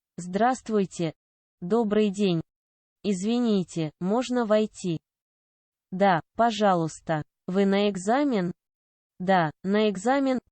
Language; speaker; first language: Russian; non-native, local second language; Turkmen